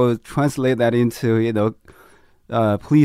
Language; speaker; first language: English; non-native, fluent; Chinese